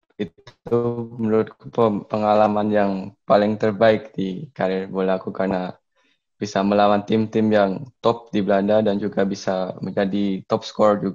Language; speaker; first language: Indonesian; early bilingual, heritage; Indonesian